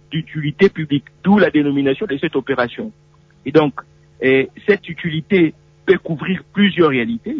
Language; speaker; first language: French; non-native, local second language; Lingala